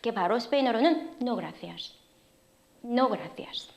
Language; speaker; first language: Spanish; non-native, fluent; Korean